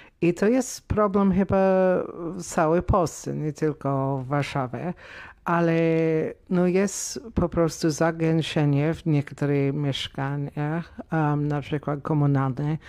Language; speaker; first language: Polish; non-native, fluent; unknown